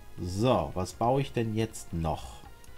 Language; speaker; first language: German; native; German